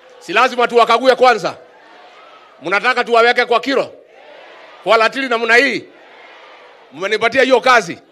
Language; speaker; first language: Swahili; non-native, local second language; Kikuyu